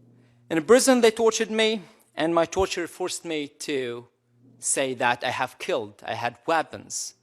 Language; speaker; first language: English; non-native, local second language; Arabic